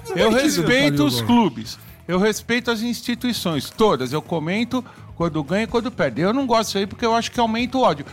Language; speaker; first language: Portuguese; native; Portuguese